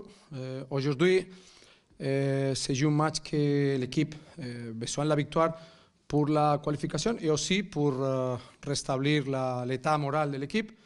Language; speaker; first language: French; non-native, fluent; Catalan